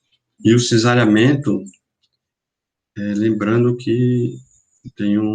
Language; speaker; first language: Portuguese; native; Portuguese